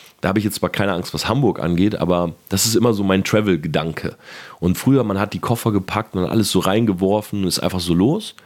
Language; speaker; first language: German; native; German